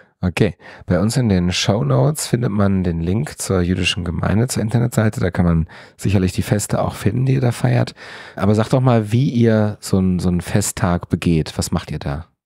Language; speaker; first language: German; native; German